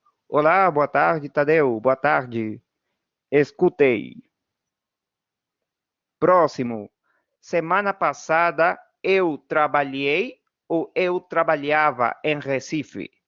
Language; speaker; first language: Portuguese; non-native, fluent; Spanish